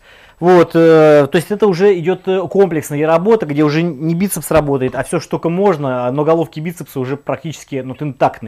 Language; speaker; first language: Russian; native; Russian